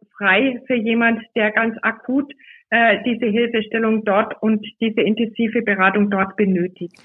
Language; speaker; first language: German; native; German